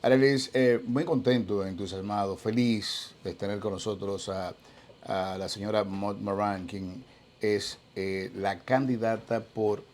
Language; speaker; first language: Spanish; native; Spanish